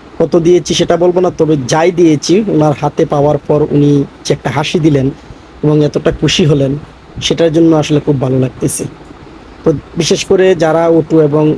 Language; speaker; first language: Bangla; native; Bangla